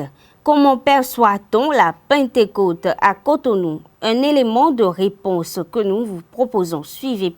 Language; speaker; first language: French; native; French